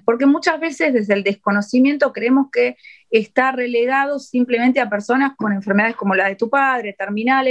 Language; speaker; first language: Spanish; native; Spanish